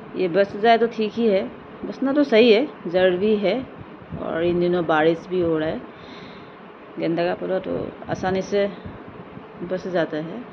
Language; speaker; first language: Hindi; non-native, local second language; Assamese